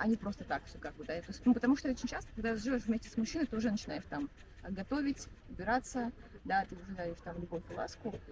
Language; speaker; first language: Russian; native; Russian